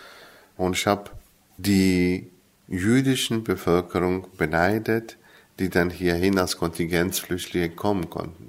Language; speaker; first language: German; early bilingual, other home language; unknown